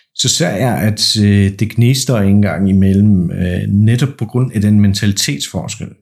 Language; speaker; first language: Danish; non-native, fluent; Polish